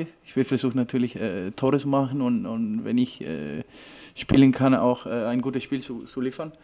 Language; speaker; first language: German; non-native, fluent; Spanish